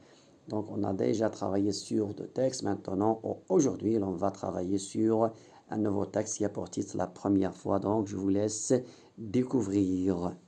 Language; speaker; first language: French; non-native, local second language; Arabic